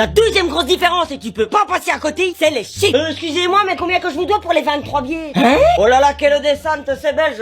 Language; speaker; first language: French; native; French